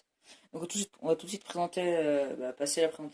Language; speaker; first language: French; native; French